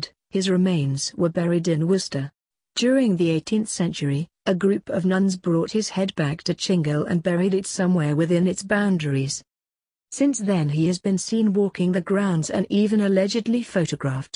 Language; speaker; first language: English; native; English